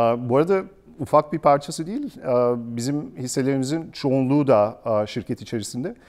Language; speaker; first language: Turkish; early bilingual, heritage; Turkish